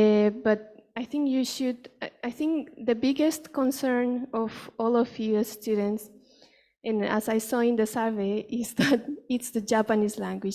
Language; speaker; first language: English; non-native, fluent; Spanish